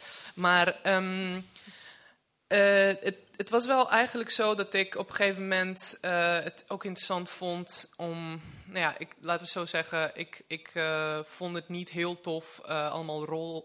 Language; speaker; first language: Dutch; non-native, fluent; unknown